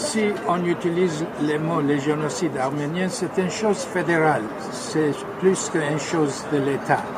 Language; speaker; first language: French; non-native, fluent; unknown